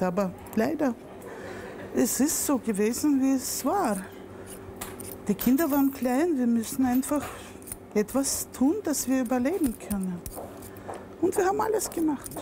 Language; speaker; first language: German; non-native, fluent; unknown